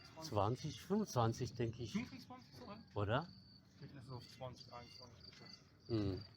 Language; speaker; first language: German; non-native, fluent; Chinese